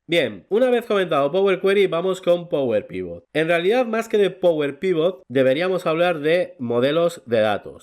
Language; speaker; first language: Spanish; native; Spanish